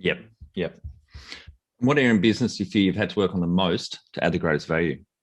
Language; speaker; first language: English; native; English